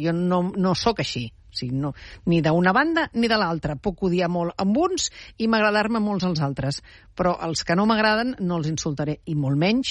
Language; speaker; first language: Catalan; native; Catalan